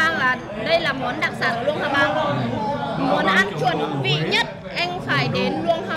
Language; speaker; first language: Vietnamese; non-native, fluent; Lao